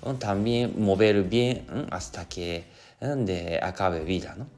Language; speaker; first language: Spanish; non-native, learner; Japanese